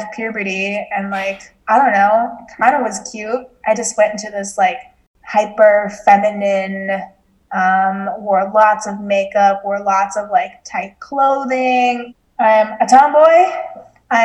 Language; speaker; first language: English; native; English